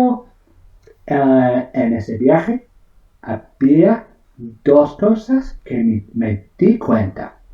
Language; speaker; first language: Spanish; non-native, fluent; English